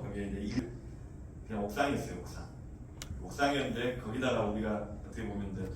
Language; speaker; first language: Korean; native; Korean